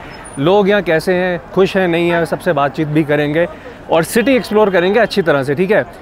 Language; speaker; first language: Hindi; native; Hindi